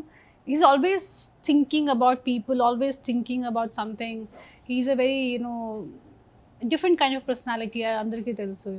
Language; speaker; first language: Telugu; non-native, local second language; Hindi